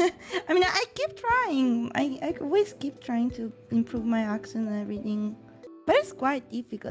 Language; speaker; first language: English; non-native, fluent; Italian